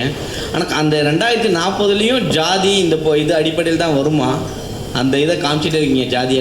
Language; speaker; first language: Tamil; native; Tamil